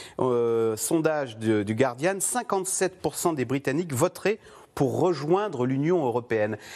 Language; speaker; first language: French; native; French